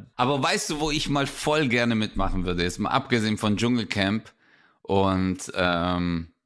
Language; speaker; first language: German; native; German